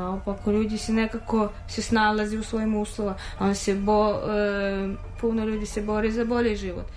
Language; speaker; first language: Serbian; non-native, fluent; Russian